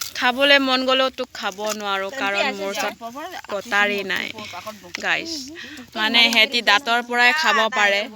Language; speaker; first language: Assamese; non-native, local second language; Mising